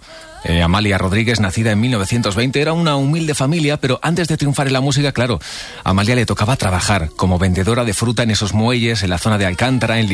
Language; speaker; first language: Spanish; native; Spanish